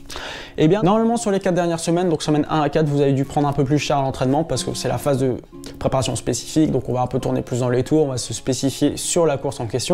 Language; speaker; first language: French; native; French